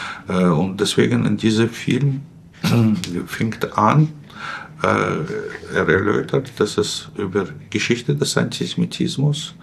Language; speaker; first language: German; non-native, fluent; Russian